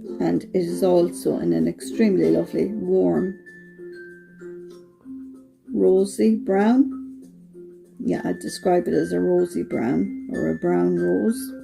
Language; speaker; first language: English; native; English